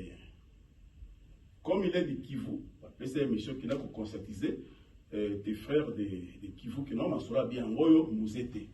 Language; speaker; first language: French; non-native, local second language; Lingala